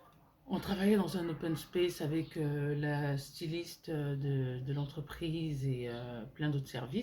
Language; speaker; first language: French; native; French